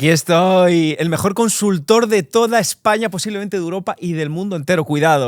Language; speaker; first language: Spanish; native; Spanish